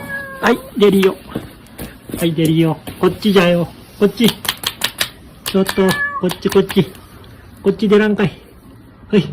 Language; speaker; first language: Japanese; native; Japanese